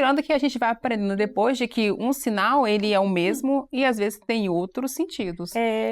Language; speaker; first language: Portuguese; native; Portuguese